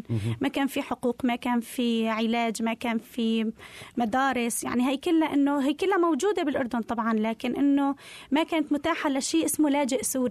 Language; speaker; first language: Arabic; native; Arabic